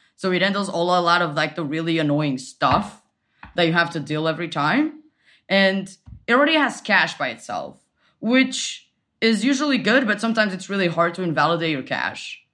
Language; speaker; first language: English; non-native, fluent; Portuguese